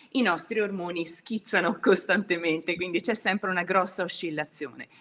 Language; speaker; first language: Italian; native; Italian